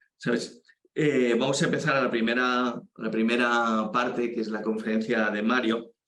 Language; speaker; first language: Spanish; native; Spanish